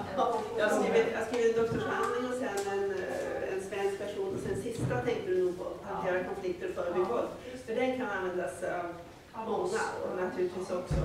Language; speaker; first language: Swedish; native; Swedish